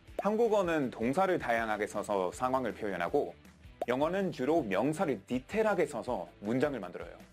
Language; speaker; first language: Korean; non-native, fluent; English